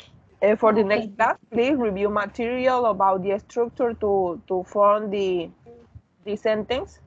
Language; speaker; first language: English; non-native, learner; Spanish